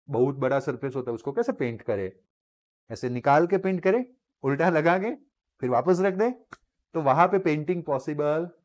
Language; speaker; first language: Hindi; non-native, local second language; Gujarati